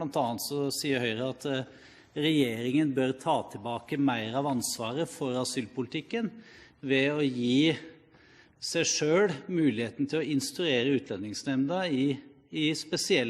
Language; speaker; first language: Norwegian; native; Norwegian